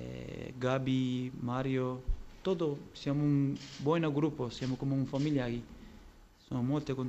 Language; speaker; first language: Italian; non-native, learner; Turkish